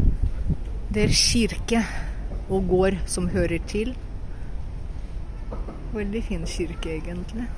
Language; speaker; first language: Norwegian; non-native, fluent; Russian